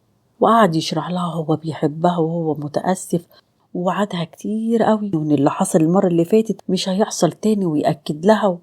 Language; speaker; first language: Arabic; native; Arabic